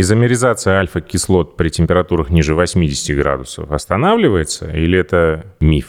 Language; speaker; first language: Russian; native; Russian